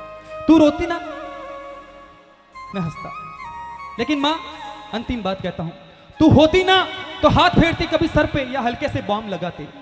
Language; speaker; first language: Hindi; native; Hindi